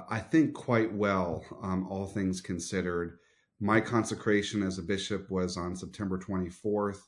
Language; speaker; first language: English; native; English